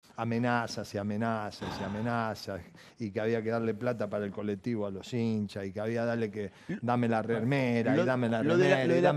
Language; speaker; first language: Spanish; native; Spanish